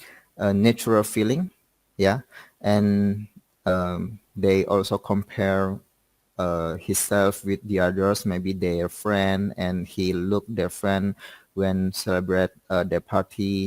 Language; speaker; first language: English; non-native, learner; Indonesian